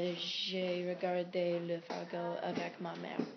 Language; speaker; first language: French; non-native, learner; English